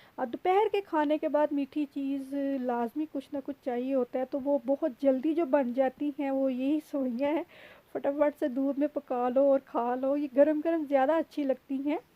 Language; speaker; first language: Urdu; native; Urdu